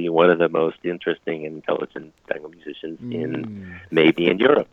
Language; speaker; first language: English; native; English